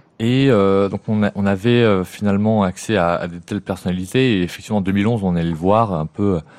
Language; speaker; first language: French; native; French